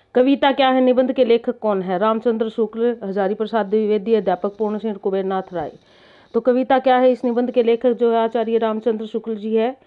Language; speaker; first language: Hindi; native; Hindi